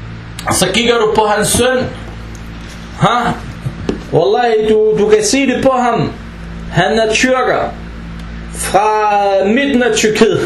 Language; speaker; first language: Danish; non-native, fluent; Arabic